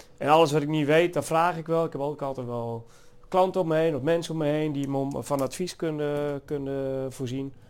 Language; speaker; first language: Dutch; native; Dutch